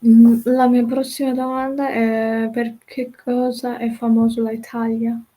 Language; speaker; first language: Italian; non-native, learner; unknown